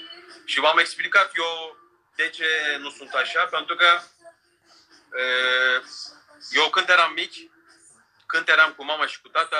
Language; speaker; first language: Romanian; non-native, fluent; Turkish